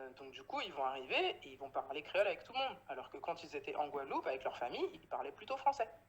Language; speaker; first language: French; native; French